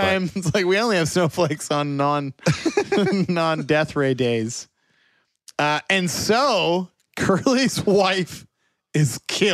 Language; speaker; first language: English; native; English